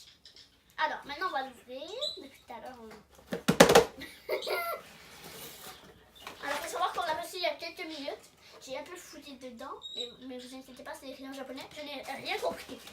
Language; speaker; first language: French; native; French